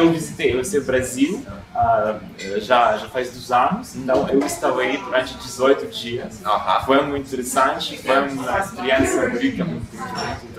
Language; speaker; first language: Portuguese; non-native, fluent; Russian